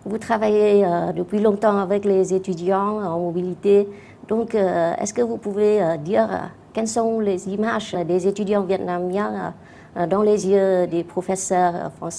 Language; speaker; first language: French; non-native, fluent; Vietnamese